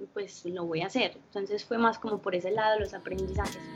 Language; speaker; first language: Spanish; early bilingual, heritage; Spanish